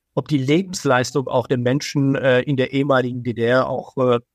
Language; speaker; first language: German; early bilingual, other home language; Persian